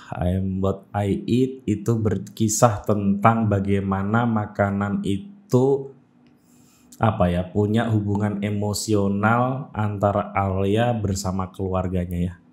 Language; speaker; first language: Indonesian; native; Indonesian